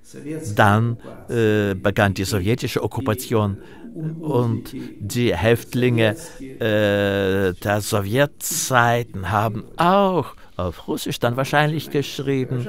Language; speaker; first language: German; non-native, fluent; Russian